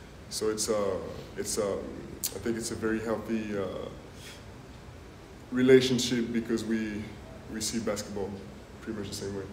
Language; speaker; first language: English; non-native, fluent; French